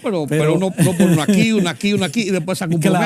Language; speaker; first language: Spanish; native; Spanish